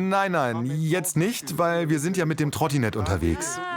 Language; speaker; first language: German; native; German